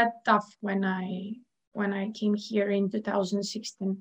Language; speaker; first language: English; non-native, fluent; Macedonian